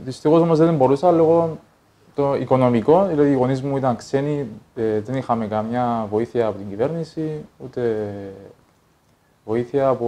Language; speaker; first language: Greek; early bilingual, other home language; Persian